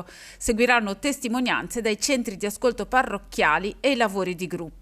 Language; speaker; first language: Italian; native; Italian